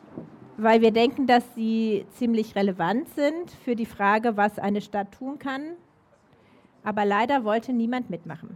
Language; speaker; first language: German; native; German